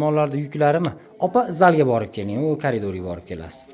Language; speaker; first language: Uzbek; native; Uzbek